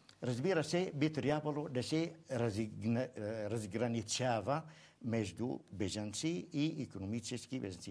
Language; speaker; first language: Bulgarian; non-native, fluent; Arabic